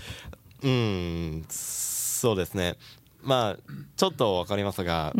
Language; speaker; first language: Japanese; non-native, learner; English